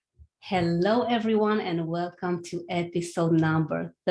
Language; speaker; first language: English; non-native, fluent; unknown